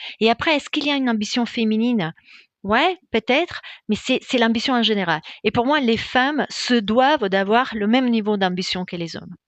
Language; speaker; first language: French; non-native, fluent; Italian